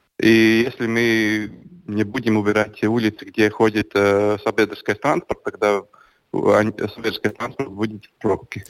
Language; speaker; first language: Russian; non-native, local second language; Latvian